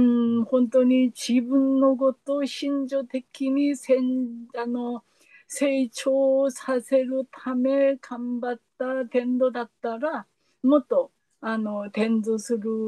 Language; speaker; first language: Japanese; non-native, fluent; Korean